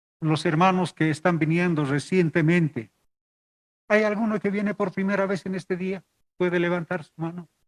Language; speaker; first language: Spanish; non-native, local second language; Aymara